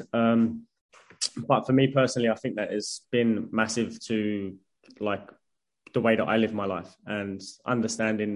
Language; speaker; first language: English; native; English